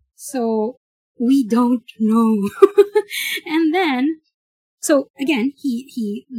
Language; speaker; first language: English; non-native, local second language; Filipino